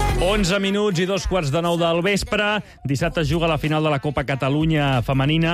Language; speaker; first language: Catalan; native; Catalan